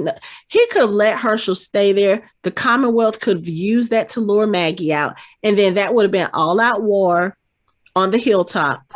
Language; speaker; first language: English; native; English